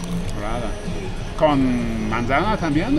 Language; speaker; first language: Spanish; non-native, learner; English